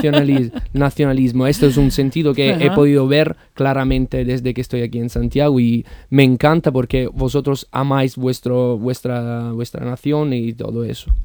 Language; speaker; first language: Spanish; non-native, fluent; Italian